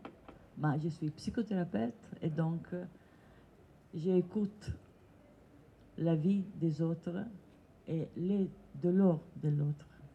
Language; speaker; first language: French; non-native, learner; Italian